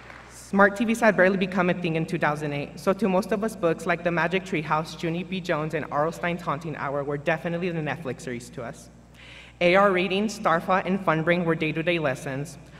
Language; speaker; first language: English; early bilingual, other home language; Spanish